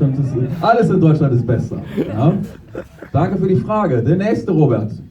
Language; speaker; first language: German; native; German